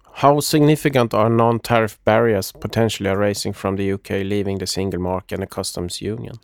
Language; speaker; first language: English; non-native, fluent; Swedish